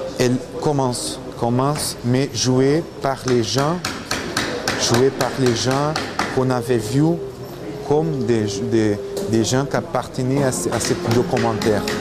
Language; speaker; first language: French; non-native, fluent; Portuguese